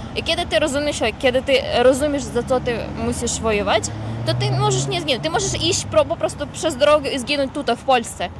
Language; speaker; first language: Polish; non-native, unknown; Ukrainian